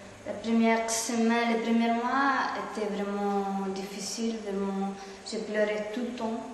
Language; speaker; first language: French; non-native, fluent; Italian